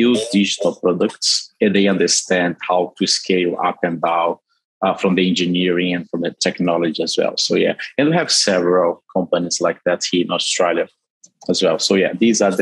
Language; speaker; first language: English; non-native, fluent; Portuguese